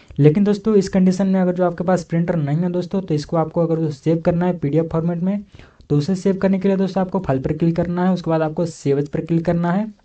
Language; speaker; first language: Hindi; native; Hindi